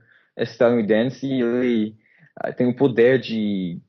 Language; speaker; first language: Portuguese; non-native, fluent; English